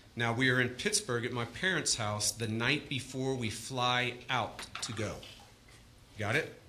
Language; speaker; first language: English; native; English